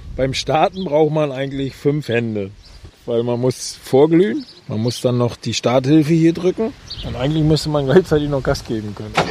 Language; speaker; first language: German; native; German